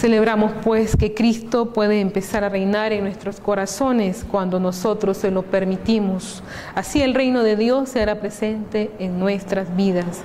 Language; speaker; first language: Spanish; native; Spanish